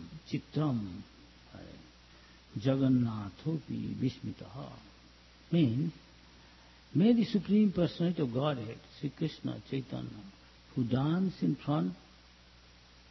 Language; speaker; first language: English; non-native, local second language; Bangla